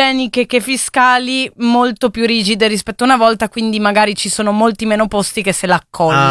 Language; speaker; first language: Italian; native; Italian